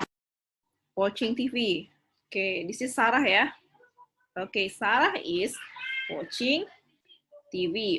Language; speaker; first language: English; non-native, fluent; Indonesian